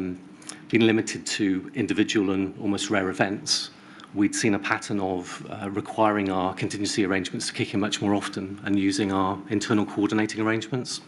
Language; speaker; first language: English; native; English